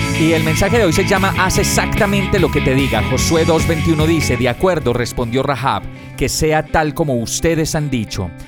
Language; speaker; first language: Spanish; native; Spanish